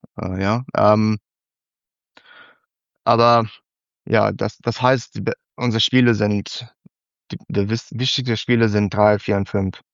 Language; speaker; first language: German; non-native, learner; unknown